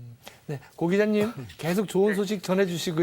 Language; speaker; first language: Korean; native; Korean